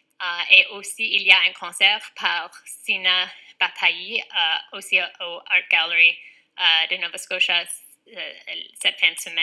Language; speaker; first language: French; non-native, fluent; English